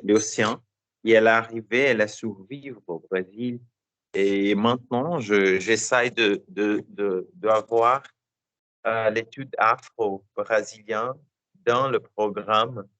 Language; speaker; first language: French; non-native, learner; Portuguese